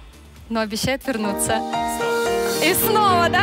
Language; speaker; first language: Russian; native; Russian